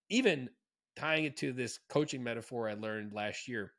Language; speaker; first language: English; native; English